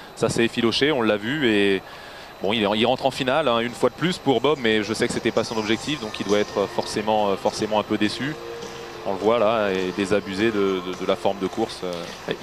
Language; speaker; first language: French; native; French